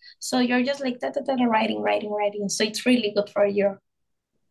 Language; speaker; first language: English; non-native, fluent; Spanish